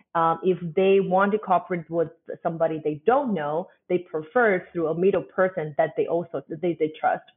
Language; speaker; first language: English; non-native, fluent; Chinese